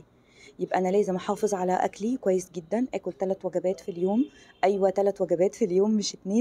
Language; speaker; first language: Arabic; native; Arabic